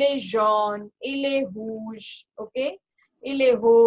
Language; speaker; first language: French; non-native, fluent; Hindi